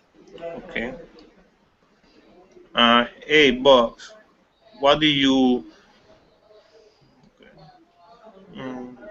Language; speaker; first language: English; non-native, learner; Spanish